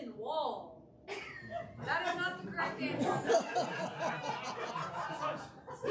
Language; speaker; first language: English; native; English